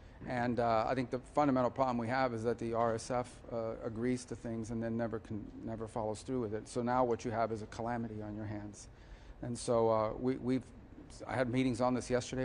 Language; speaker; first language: English; native; English